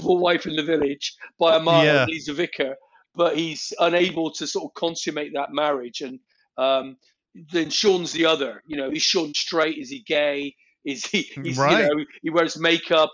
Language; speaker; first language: English; native; English